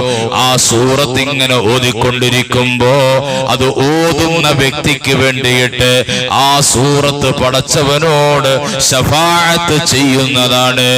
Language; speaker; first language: Malayalam; native; Malayalam